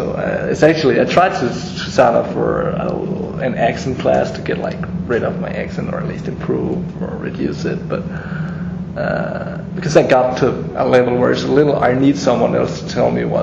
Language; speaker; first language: English; non-native, fluent; Danish